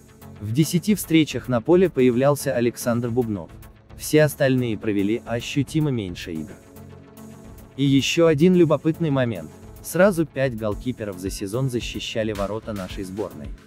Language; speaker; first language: Russian; native; Russian